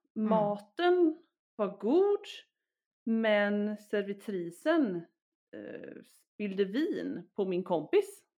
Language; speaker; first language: Swedish; native; Swedish